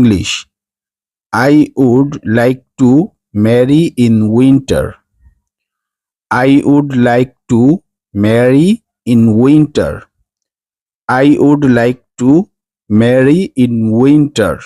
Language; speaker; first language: English; non-native, fluent; Bangla